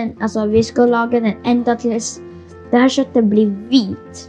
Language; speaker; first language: Swedish; non-native, fluent; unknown